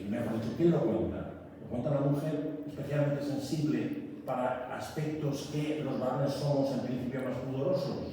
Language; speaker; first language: Spanish; native; Spanish